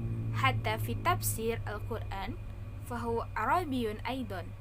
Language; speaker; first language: Arabic; non-native, learner; Indonesian